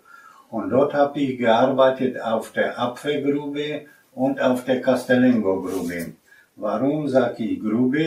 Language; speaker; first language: German; non-native, fluent; Polish